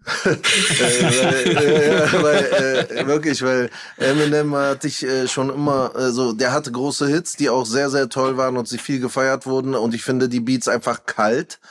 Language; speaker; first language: German; early bilingual, other home language; Turkish